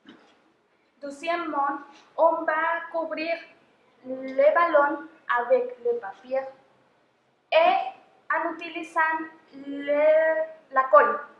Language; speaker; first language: French; non-native, fluent; Spanish